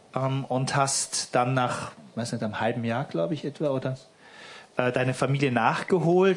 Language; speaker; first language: German; native; German